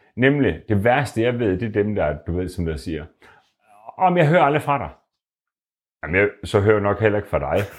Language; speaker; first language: Danish; native; Danish